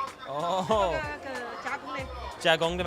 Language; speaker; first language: Chinese; non-native, learner; English